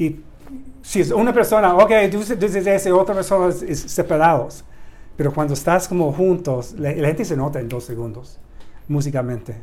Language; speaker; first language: Spanish; non-native, learner; English